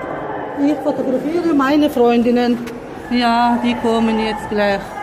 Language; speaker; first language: German; non-native, learner; Chechen